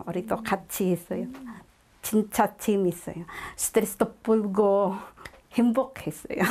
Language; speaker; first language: Korean; non-native, learner; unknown